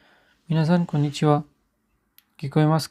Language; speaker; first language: Japanese; non-native, learner; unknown